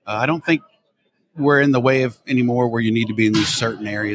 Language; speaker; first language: English; native; English